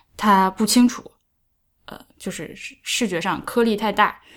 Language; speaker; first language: Chinese; native; Chinese